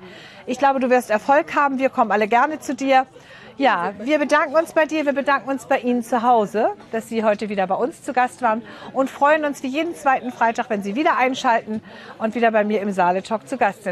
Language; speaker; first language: German; native; German